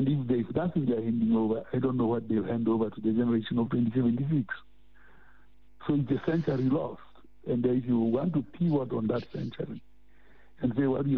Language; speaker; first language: English; non-native, local second language; Southern Sotho